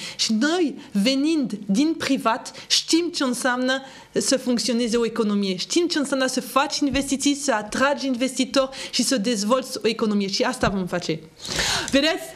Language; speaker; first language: Romanian; non-native, fluent; French